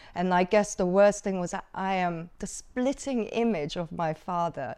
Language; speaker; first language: English; early bilingual, other home language; Cantonese